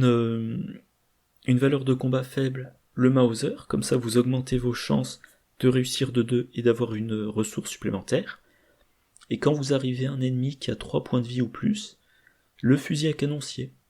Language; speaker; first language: French; native; French